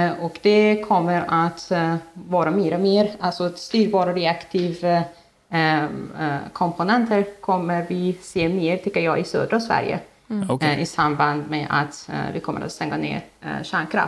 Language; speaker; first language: Swedish; non-native, fluent; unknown